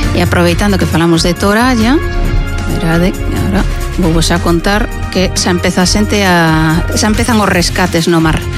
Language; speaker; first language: Galician; non-native, local second language; Spanish